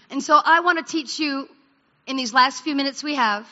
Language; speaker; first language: English; native; English